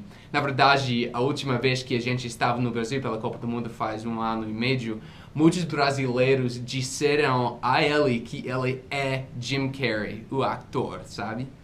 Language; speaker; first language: Portuguese; non-native, fluent; English